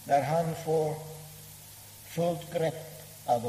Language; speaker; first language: Swedish; non-native, local second language; Finnish